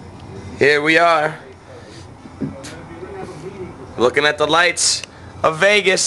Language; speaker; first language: English; native; English